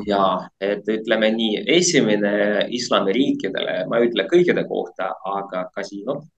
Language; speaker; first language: Estonian; non-native, local second language; Russian